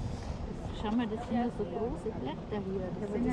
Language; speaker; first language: German; native; German